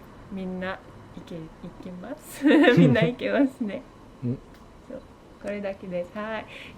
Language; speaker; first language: Japanese; non-native, learner; French